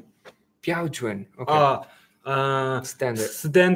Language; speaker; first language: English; non-native, learner; Chinese